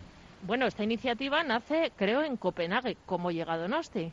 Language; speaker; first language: Spanish; native; Spanish